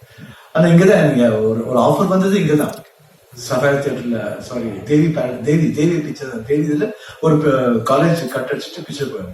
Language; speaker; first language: Tamil; non-native, local second language; Kannada